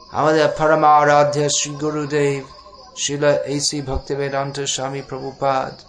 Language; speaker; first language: Bangla; non-native, fluent; English